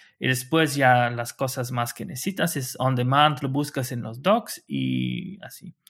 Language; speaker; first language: Spanish; non-native, fluent; Luxembourgish